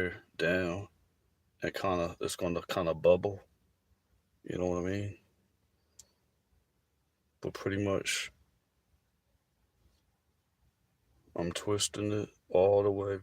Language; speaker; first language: English; native; English